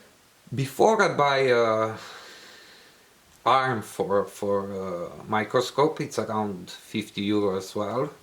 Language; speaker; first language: English; non-native, learner; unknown